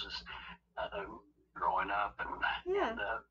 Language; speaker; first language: English; native; English